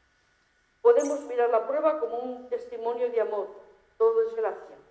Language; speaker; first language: Spanish; native; Spanish